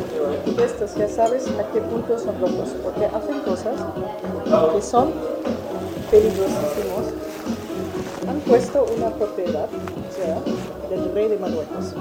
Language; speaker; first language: Spanish; non-native, fluent; German